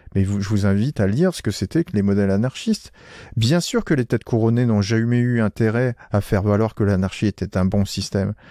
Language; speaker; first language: French; native; French